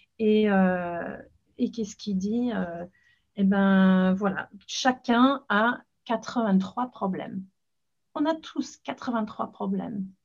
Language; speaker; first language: French; non-native, fluent; English